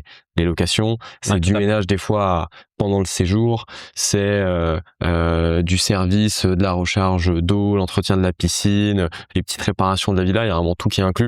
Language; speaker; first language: French; native; French